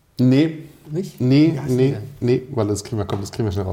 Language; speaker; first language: German; native; German